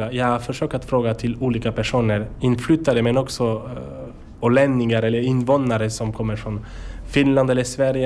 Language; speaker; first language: Swedish; non-native, learner; French